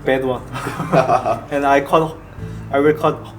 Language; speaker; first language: English; non-native, learner; Korean